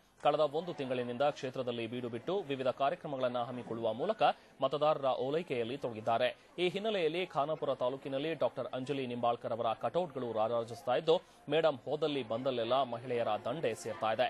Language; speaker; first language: Kannada; native; Kannada